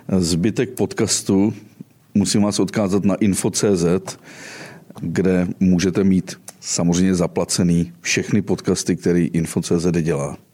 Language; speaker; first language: Czech; native; Czech